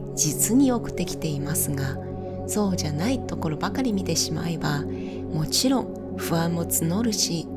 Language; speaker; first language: Japanese; non-native, fluent; Chinese